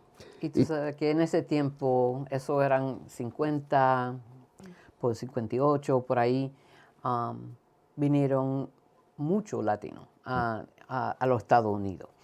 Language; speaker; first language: Spanish; early bilingual, heritage; Spanish